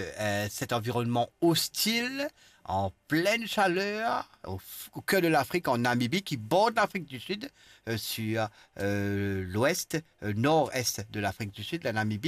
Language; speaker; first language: French; non-native, local second language; Morisyen